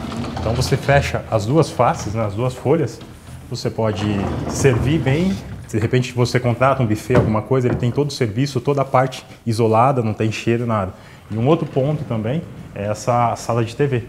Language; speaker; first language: Portuguese; native; Portuguese